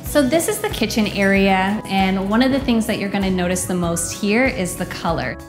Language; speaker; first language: English; native; English